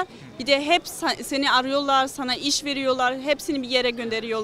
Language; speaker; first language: Turkish; early bilingual, other home language; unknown